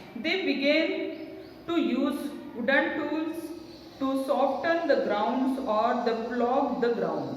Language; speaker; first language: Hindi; non-native, local second language; Marathi